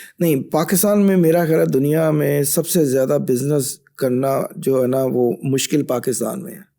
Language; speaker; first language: Urdu; non-native, local second language; Punjabi